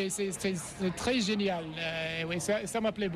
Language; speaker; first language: French; non-native, fluent; English